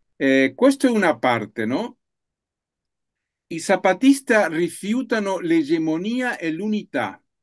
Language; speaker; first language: Italian; non-native, learner; Spanish